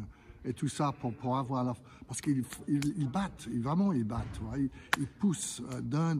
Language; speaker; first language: French; non-native, fluent; English